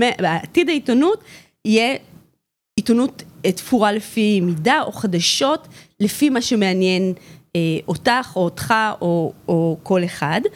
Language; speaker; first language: Hebrew; native; Hebrew